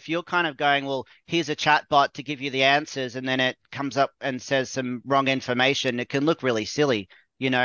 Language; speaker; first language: English; native; English